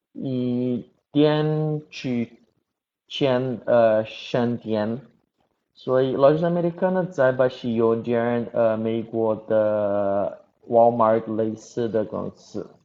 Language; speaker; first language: Chinese; non-native, learner; Portuguese